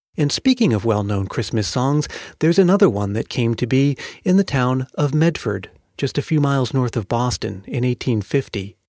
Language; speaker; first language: English; native; English